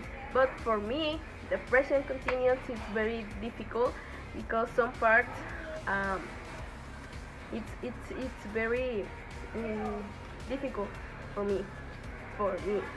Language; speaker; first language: English; non-native, learner; Spanish